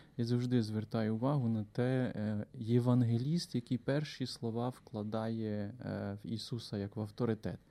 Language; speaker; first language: Ukrainian; native; Ukrainian